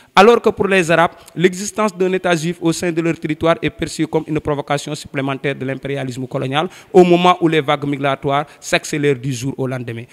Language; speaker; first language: French; non-native, local second language; Wolof